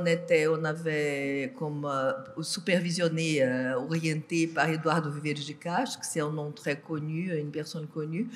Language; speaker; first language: French; non-native, fluent; Portuguese